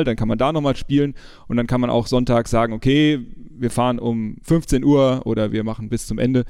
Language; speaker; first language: German; native; German